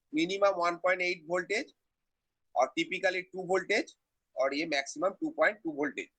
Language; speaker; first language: Hindi; non-native, local second language; Bangla